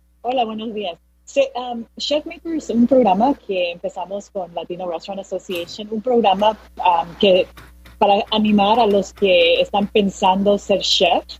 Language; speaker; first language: Spanish; early bilingual, heritage; Spanish